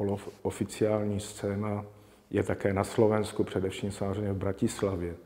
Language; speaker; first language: Czech; native; Czech